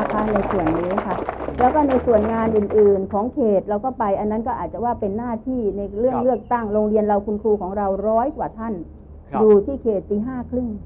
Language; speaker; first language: Thai; native; Thai